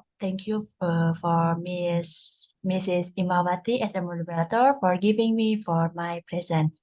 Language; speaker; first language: English; non-native, learner; Indonesian